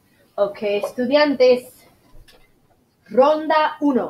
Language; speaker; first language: Spanish; non-native, learner; English